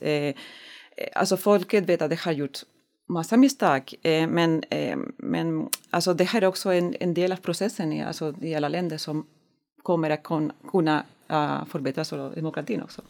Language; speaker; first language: Swedish; non-native, learner; Spanish